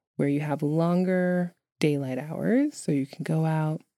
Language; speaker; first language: English; native; English